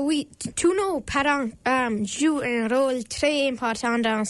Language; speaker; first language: French; non-native, learner; English